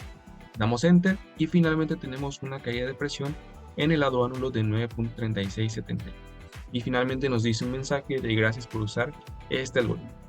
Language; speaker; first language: Spanish; native; Spanish